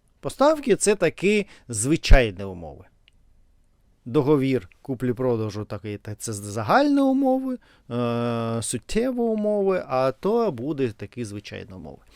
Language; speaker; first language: Ukrainian; non-native, learner; Russian